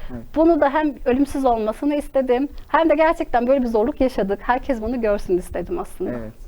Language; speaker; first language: Turkish; native; Turkish